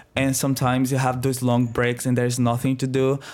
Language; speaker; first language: English; non-native, fluent; Portuguese